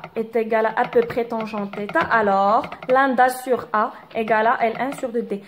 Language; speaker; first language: French; non-native, local second language; Arabic